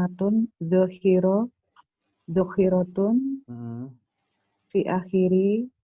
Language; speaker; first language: Arabic; non-native, learner; Indonesian